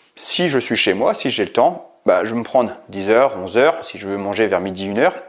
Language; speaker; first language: French; native; French